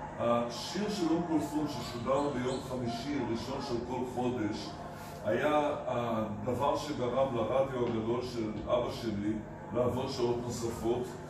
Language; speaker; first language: Hebrew; early bilingual, other home language; Arabic